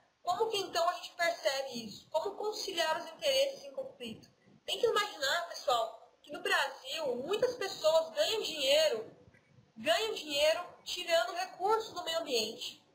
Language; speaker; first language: Portuguese; native; Portuguese